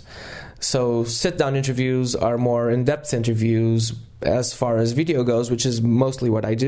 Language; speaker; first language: English; non-native, fluent; Portuguese